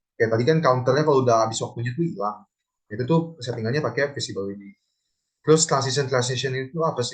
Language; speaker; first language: Indonesian; native; Indonesian